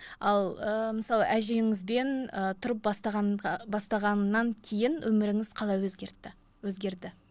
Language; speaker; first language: Kazakh; native; Kazakh